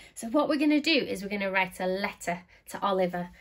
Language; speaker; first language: English; native; English